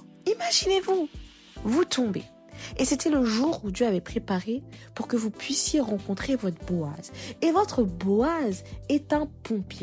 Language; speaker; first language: French; native; French